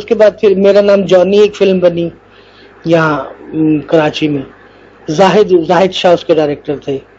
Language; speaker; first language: Urdu; non-native, local second language; Punjabi